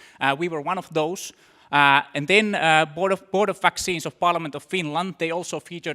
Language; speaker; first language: English; non-native, fluent; Finnish